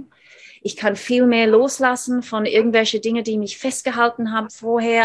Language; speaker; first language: German; non-native, fluent; English